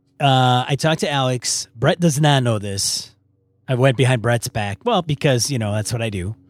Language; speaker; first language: English; native; English